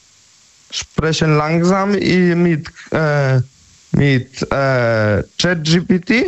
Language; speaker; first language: German; non-native, learner; Polish